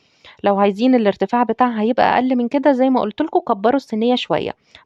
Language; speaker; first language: Arabic; native; Arabic